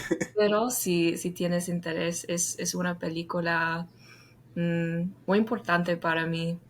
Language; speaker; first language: Spanish; non-native, fluent; English